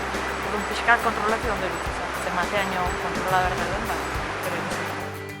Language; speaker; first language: Basque; native; Basque